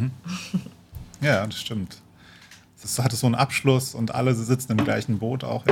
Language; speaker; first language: German; native; German